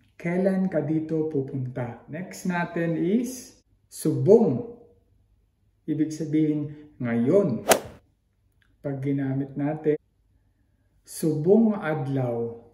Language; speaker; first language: Filipino; non-native, local second language; Hiligaynon